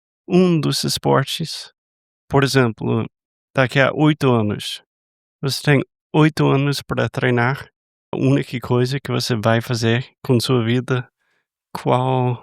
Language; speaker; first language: Portuguese; non-native, fluent; English